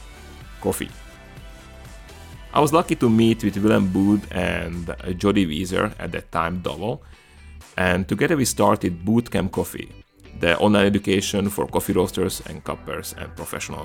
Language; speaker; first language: English; non-native, fluent; Hungarian